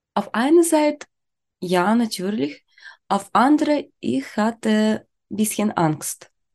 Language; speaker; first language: German; non-native, learner; Ukrainian